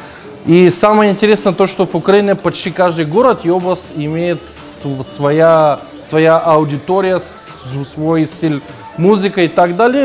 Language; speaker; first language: Russian; non-native, learner; Bulgarian